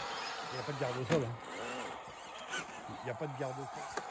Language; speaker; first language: French; native; French